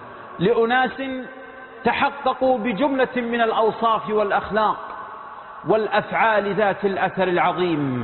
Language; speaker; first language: Arabic; native; Arabic